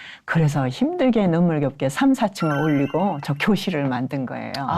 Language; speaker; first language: Korean; native; Korean